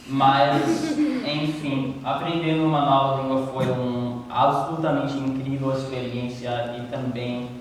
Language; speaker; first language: Portuguese; non-native, learner; English